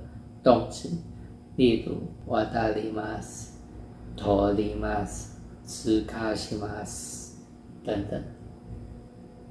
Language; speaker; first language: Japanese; non-native, fluent; Chinese